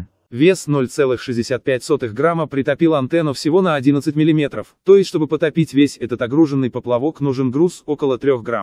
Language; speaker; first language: Russian; native; Russian